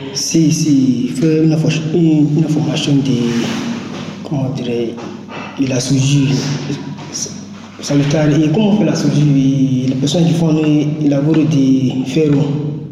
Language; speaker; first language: Italian; non-native, learner; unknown